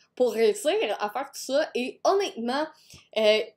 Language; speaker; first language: French; native; French